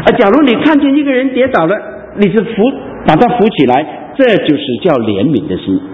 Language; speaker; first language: Chinese; non-native, local second language; Cantonese